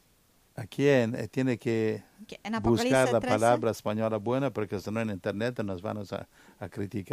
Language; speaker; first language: Spanish; non-native, learner; Italian